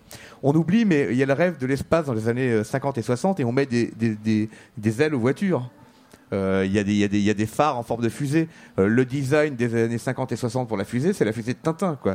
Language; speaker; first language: French; native; French